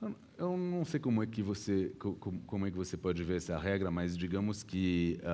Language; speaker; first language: Portuguese; early bilingual, heritage; Portuguese